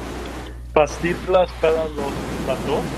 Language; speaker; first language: Spanish; non-native, learner; English